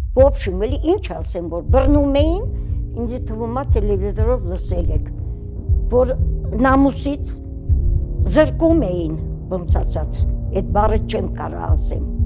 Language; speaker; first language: Armenian; native; Armenian